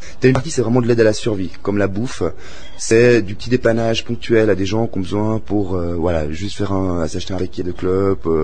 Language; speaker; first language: French; native; French